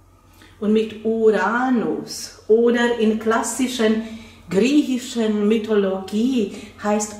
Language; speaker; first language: German; non-native, fluent; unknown